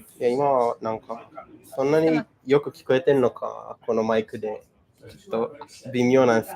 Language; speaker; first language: Japanese; non-native, fluent; English